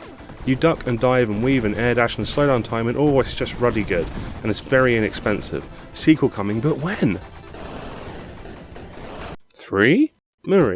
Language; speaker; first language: English; native; English